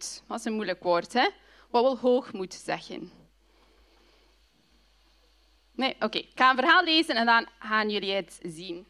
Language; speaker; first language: Dutch; non-native, fluent; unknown